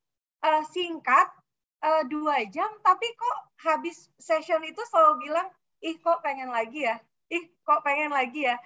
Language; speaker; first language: Indonesian; native; Indonesian